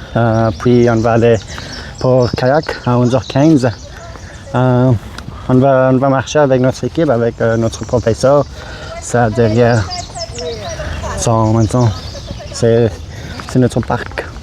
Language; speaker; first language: French; non-native, learner; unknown